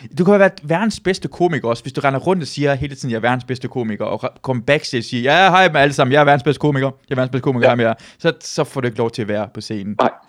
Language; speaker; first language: Danish; early bilingual, other home language; Persian